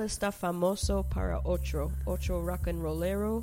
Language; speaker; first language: Spanish; non-native, learner; English